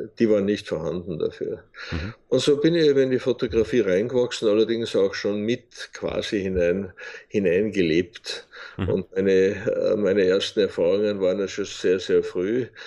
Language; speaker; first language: German; native; German